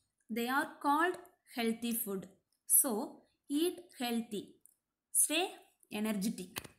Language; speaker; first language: English; non-native, local second language; Tamil